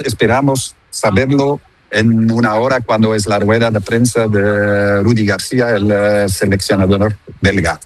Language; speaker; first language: Spanish; non-native, learner; Dutch